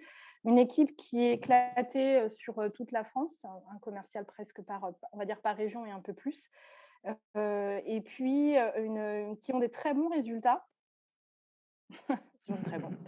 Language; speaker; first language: French; native; French